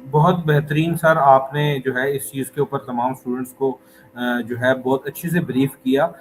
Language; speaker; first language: Urdu; native; Urdu